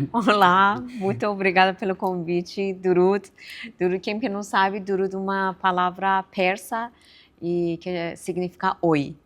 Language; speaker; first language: Portuguese; non-native, fluent; Persian